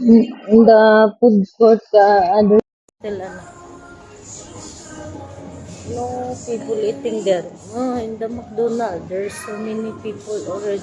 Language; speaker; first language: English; non-native, local second language; Filipino